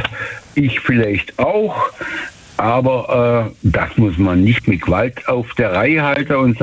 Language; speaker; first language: German; native; German